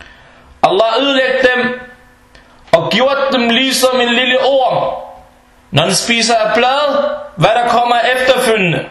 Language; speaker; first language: Danish; early bilingual, other home language; Arabic